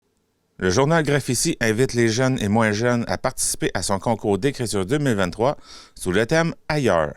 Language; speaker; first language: French; native; French